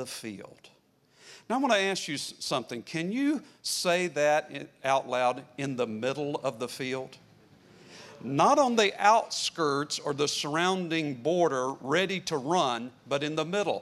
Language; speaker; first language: English; native; English